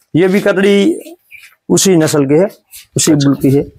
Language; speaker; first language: Hindi; non-native, local second language; Gujarati